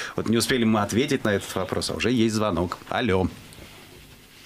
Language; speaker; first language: Russian; native; Russian